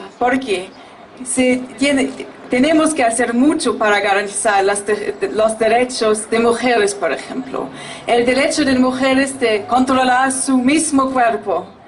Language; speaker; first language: Spanish; non-native, fluent; German